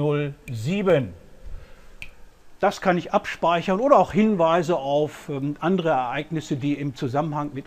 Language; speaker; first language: German; native; German